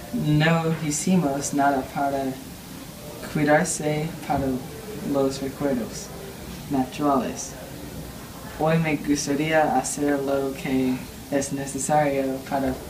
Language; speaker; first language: Spanish; non-native, learner; English